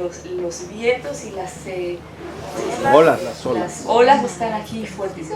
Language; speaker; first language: Spanish; non-native, fluent; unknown